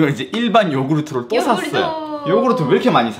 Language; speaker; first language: Korean; native; Korean